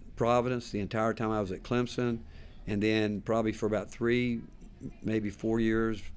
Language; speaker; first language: English; native; English